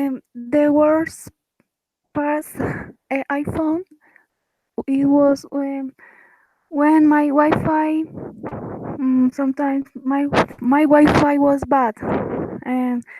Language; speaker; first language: English; non-native, learner; Spanish